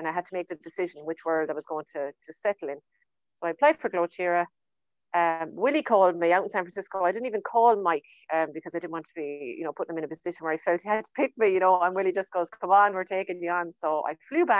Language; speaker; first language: English; native; English